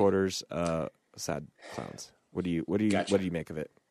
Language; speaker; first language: English; native; English